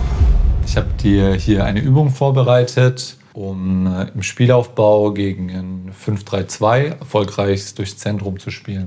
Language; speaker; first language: German; native; German